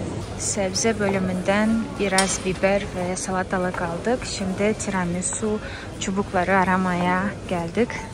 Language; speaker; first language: Turkish; non-native, fluent; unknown